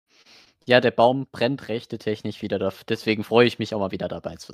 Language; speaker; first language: German; native; German